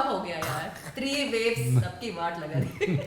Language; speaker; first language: Hindi; non-native, local second language; Telugu